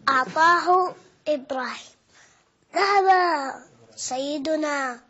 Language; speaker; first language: Arabic; native; Arabic